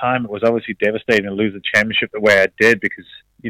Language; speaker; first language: English; native; English